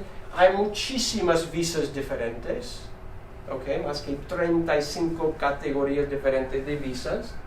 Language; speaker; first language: Spanish; non-native, fluent; English